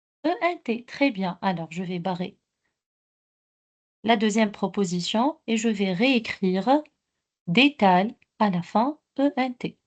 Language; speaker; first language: French; non-native, local second language; Arabic